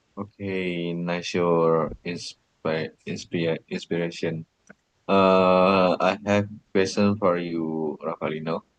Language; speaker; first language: English; non-native, learner; Indonesian